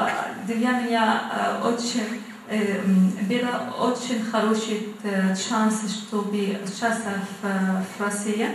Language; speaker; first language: Russian; non-native, learner; Arabic